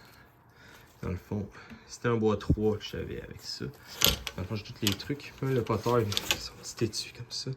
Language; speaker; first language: French; native; French